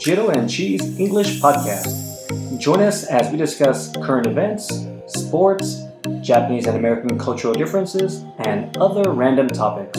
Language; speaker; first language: English; early bilingual, other home language; Vietnamese